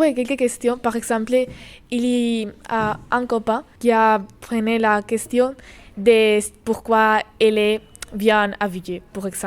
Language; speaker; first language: French; non-native, learner; Spanish